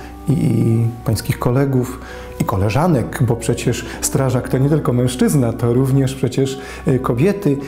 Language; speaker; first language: Polish; native; Polish